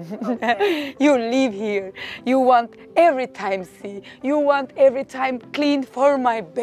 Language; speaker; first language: English; non-native, learner; Turkish